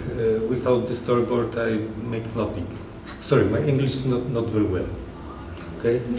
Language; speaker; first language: English; non-native, learner; Polish